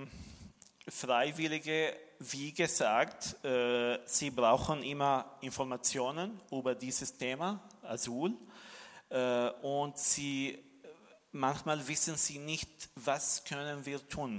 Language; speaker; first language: German; non-native, fluent; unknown